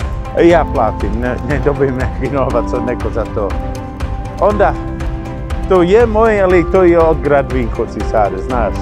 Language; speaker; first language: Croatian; non-native, learner; English